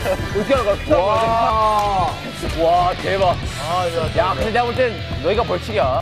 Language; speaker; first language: Korean; native; Korean